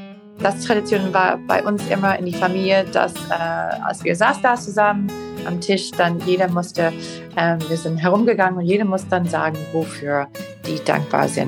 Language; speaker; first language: German; non-native, fluent; English